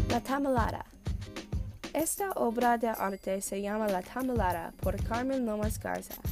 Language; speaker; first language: Spanish; non-native, learner; English